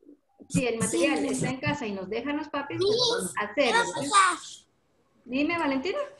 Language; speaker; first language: Spanish; native; Spanish